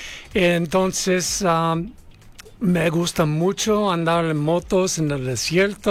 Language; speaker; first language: Spanish; non-native, learner; English